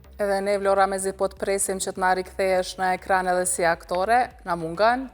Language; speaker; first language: Albanian; native; Albanian